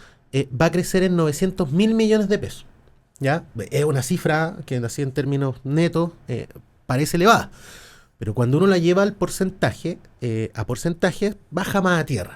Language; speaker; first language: Spanish; native; Spanish